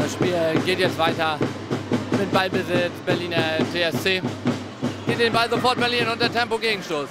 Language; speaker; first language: German; native; German